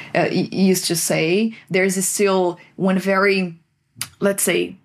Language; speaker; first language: English; non-native, fluent; Portuguese